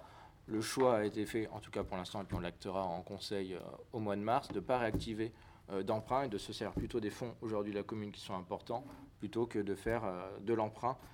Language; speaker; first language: French; native; French